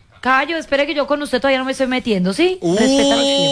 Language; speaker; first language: Spanish; native; Spanish